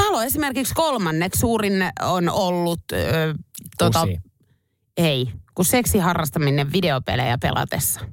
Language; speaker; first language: Finnish; native; Finnish